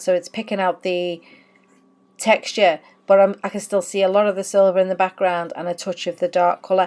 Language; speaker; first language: English; native; English